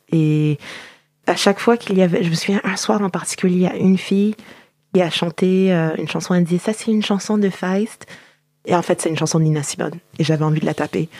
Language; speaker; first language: French; native; French